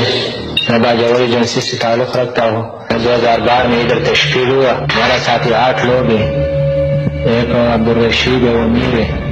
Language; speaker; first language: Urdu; non-native, local second language; Pashto